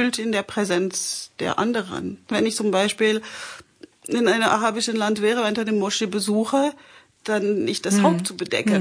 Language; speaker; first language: German; non-native, fluent; French